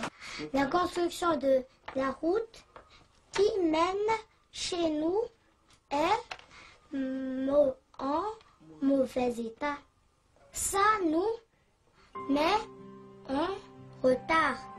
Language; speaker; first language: French; non-native, local second language; Malagasy